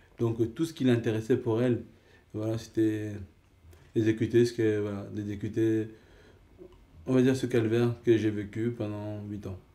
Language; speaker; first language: French; early bilingual, other home language; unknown